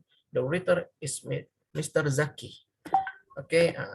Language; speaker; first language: English; non-native, learner; Indonesian